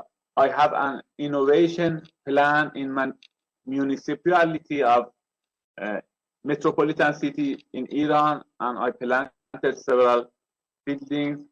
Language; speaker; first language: English; non-native, learner; Persian